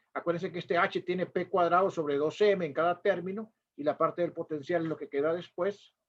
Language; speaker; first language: Spanish; native; Spanish